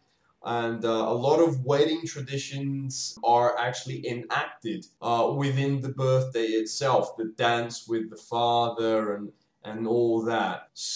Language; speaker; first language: English; native; English